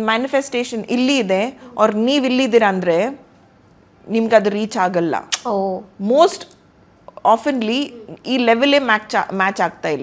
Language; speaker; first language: Kannada; non-native, local second language; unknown